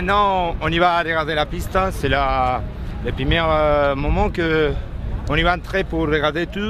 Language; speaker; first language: French; non-native, learner; Spanish